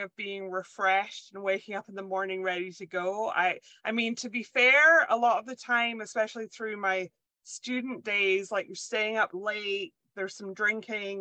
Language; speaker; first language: English; native; English